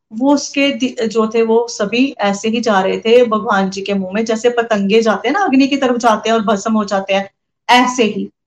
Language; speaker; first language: Hindi; non-native, local second language; Punjabi